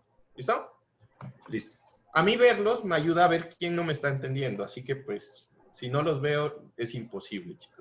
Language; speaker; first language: Spanish; native; Spanish